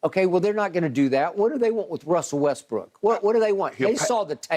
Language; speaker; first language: English; native; English